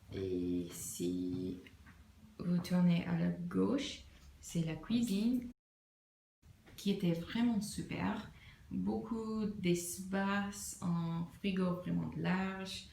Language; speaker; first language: French; non-native, learner; English